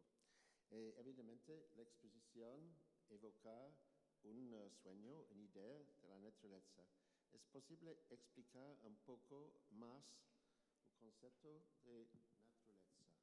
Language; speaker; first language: Spanish; non-native, learner; English